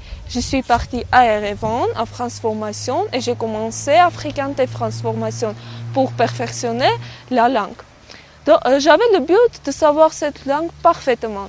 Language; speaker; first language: French; non-native, learner; Armenian